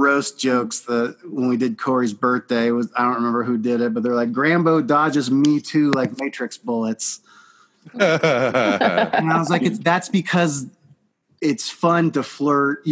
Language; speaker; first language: English; native; English